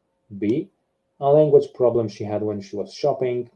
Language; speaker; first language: English; non-native, fluent; Polish